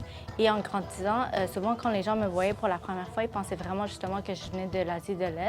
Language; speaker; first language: French; early bilingual, other home language; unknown